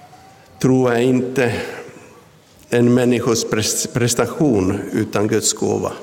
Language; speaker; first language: Swedish; non-native, local second language; Finnish